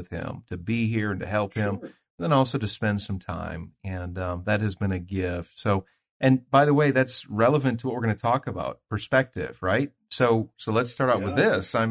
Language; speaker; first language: English; native; English